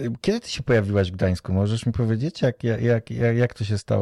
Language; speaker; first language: Polish; native; Polish